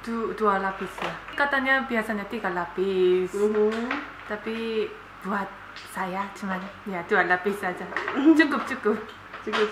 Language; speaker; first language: Indonesian; non-native, learner; Korean